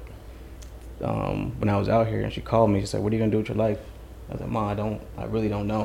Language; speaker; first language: English; native; English